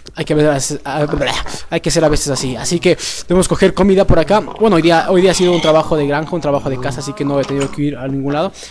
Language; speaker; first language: Spanish; native; Spanish